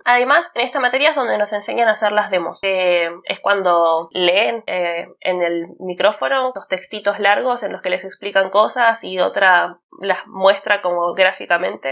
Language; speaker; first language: Spanish; native; Spanish